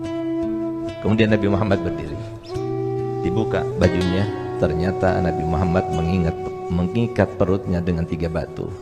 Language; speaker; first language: Indonesian; native; Indonesian